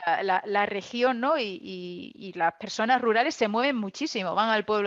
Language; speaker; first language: Spanish; native; Spanish